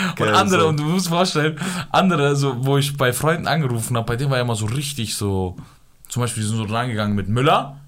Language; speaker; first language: German; early bilingual, other home language; Persian